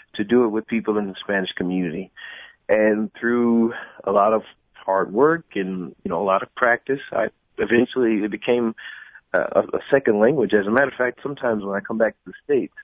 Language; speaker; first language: English; native; English